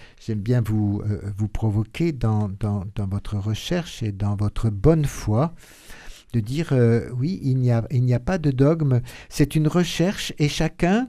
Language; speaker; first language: French; native; French